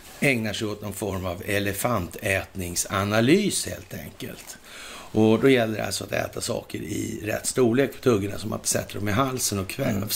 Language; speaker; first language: Swedish; native; Swedish